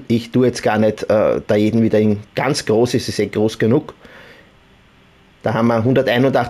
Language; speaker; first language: German; native; German